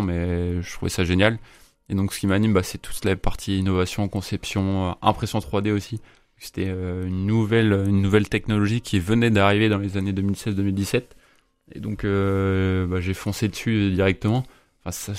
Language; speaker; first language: French; native; French